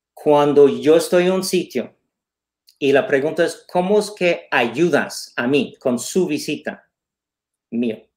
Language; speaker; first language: Spanish; non-native, fluent; English